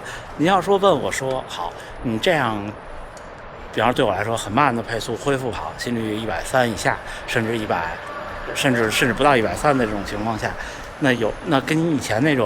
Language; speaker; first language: Chinese; native; Chinese